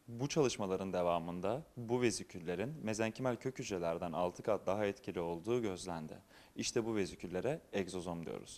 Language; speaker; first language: Turkish; native; Turkish